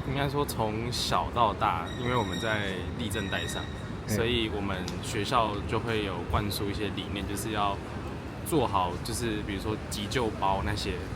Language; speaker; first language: Chinese; native; Chinese